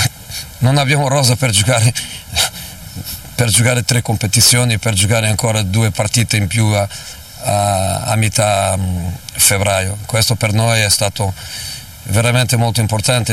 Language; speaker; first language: Italian; non-native, fluent; Portuguese